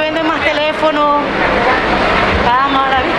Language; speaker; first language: Spanish; native; Spanish